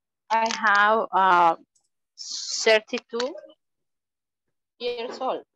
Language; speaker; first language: English; non-native, learner; Spanish